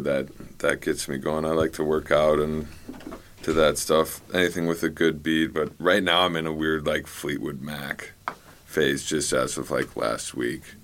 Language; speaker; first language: English; native; English